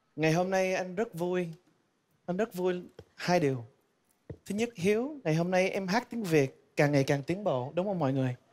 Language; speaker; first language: Vietnamese; early bilingual, heritage; Vietnamese